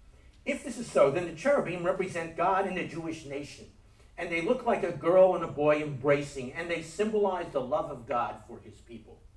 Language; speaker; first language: English; native; English